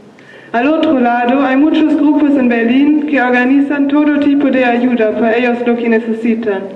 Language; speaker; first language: Spanish; non-native, learner; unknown